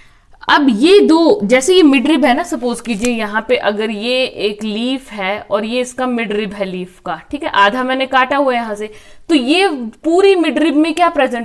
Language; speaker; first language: Hindi; native; Hindi